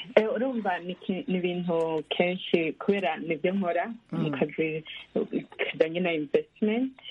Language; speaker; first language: Rundi; early bilingual, heritage; Rundi